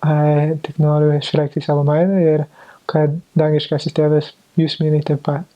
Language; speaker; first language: Lithuanian; non-native, fluent; English